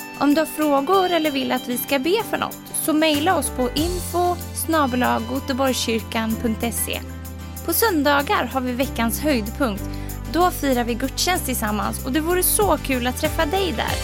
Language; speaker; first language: Swedish; native; Swedish